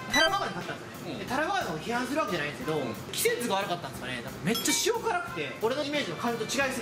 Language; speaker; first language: Japanese; native; Japanese